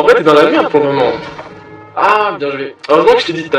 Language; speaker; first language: French; native; French